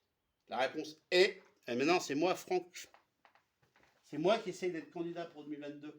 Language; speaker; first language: French; native; French